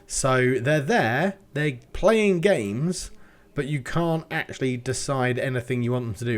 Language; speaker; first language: English; native; English